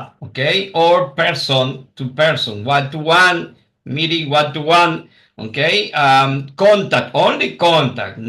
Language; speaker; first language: English; non-native, learner; Spanish